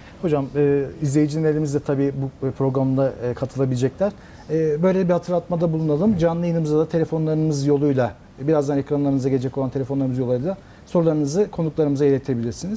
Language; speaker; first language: Turkish; native; Turkish